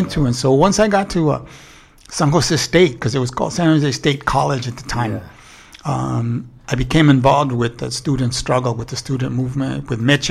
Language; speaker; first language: English; native; English